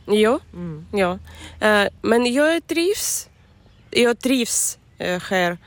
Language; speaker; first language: Swedish; non-native, learner; Ukrainian